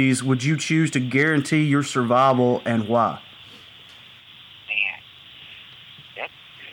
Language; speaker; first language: English; native; English